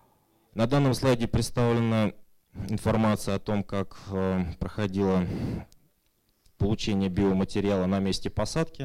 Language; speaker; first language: Russian; native; Russian